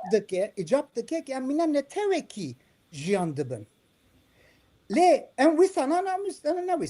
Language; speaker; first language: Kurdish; non-native, local second language; Turkish